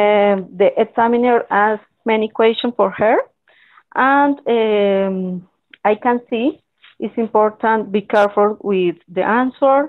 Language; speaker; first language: English; non-native, learner; Spanish